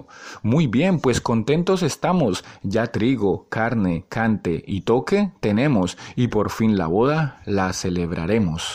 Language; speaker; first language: Spanish; native; Spanish